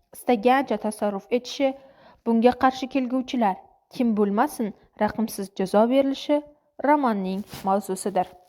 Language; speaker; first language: Uzbek; non-native, local second language; Kara-Kalpak